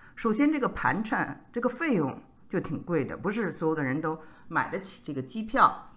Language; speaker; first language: Chinese; native; Chinese